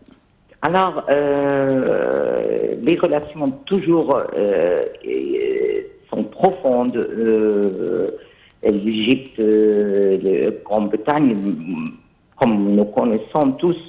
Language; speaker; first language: French; non-native, fluent; Arabic